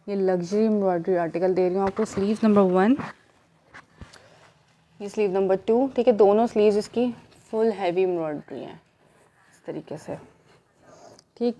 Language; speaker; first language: Urdu; native; Urdu